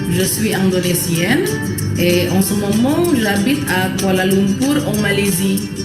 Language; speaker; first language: French; non-native, fluent; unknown